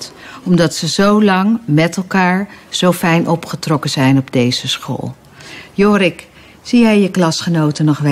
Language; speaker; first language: Dutch; native; Dutch